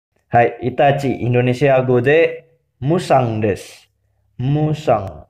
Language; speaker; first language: Japanese; non-native, learner; Indonesian